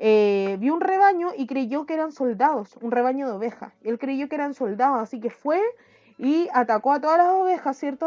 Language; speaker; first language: Spanish; native; Spanish